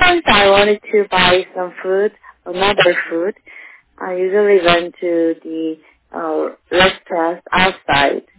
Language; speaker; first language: English; non-native, learner; Korean